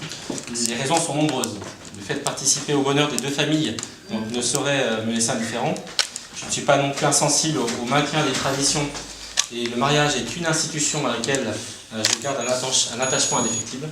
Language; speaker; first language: French; native; French